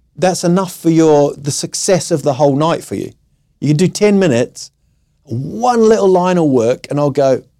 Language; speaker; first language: English; native; English